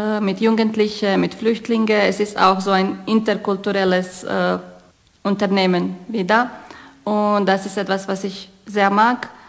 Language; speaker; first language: German; non-native, fluent; Croatian